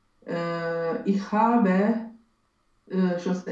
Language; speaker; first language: German; non-native, learner; Romanian